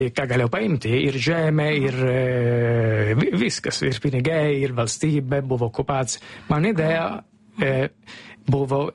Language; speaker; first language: Lithuanian; non-native, fluent; Italian